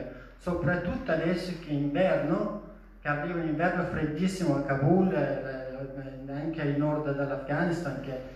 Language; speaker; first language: Italian; non-native, fluent; Persian